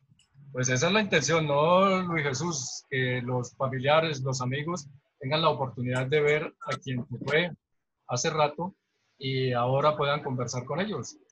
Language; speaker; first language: Spanish; native; Spanish